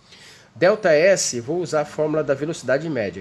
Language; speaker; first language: Portuguese; native; Portuguese